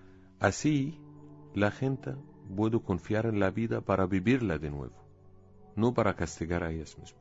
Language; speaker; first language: Spanish; non-native, learner; Arabic